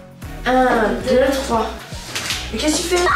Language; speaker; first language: French; early bilingual, other home language; Russian